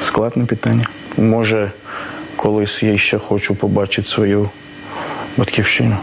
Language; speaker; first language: Ukrainian; non-native, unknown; Persian